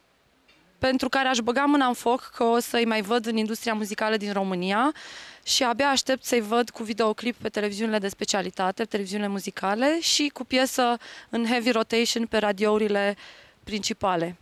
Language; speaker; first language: Romanian; native; Romanian